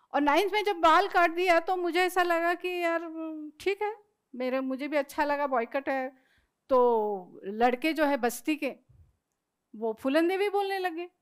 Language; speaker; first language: Hindi; non-native, local second language; Marathi